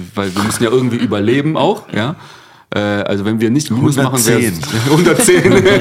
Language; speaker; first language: German; early bilingual, other home language; Korean